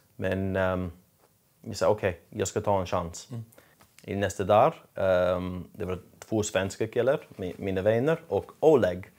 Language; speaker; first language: Swedish; non-native, fluent; English